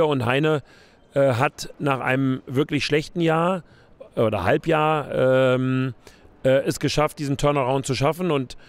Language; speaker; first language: German; native; German